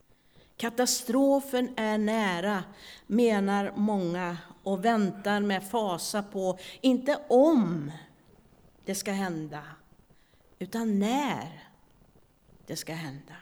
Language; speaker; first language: Swedish; native; Swedish